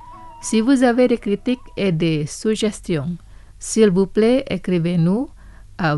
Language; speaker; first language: French; non-native, fluent; Indonesian